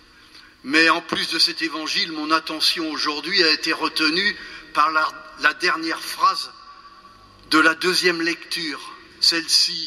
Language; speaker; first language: French; native; French